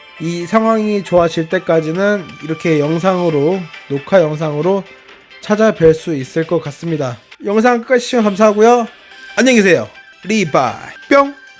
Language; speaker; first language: Korean; native; Korean